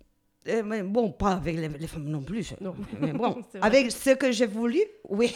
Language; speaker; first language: French; non-native, fluent; Spanish